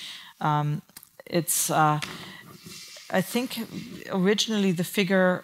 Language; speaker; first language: English; non-native, fluent; German